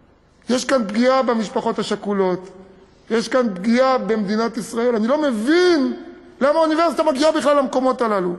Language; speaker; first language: Hebrew; native; Hebrew